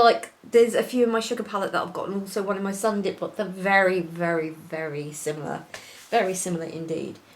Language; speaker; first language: English; native; English